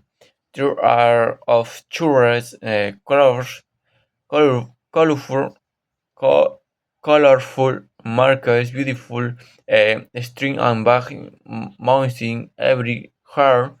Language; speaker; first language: English; non-native, learner; Spanish